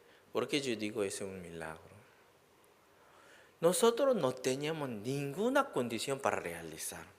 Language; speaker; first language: Spanish; non-native, learner; Korean